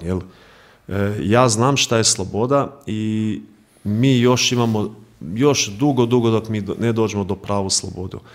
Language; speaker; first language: Croatian; early bilingual, heritage; Croatian